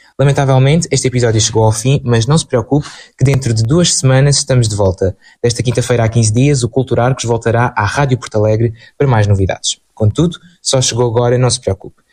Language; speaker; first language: Portuguese; native; Portuguese